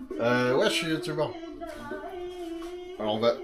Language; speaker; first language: French; native; French